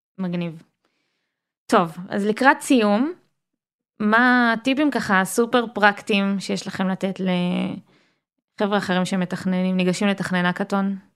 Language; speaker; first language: Hebrew; native; Hebrew